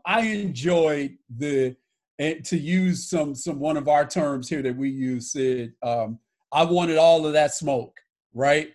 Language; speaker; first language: English; native; English